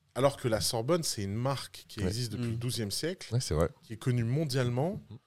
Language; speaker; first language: French; native; French